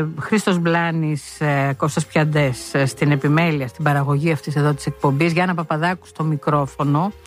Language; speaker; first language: Greek; native; Greek